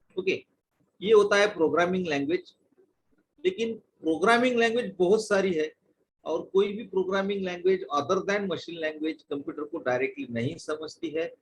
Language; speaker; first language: Hindi; non-native, local second language; Marathi